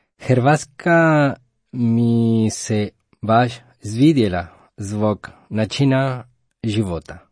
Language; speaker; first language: Croatian; non-native, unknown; Spanish